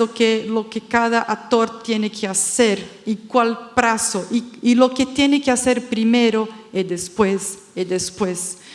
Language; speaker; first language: Spanish; non-native, fluent; Portuguese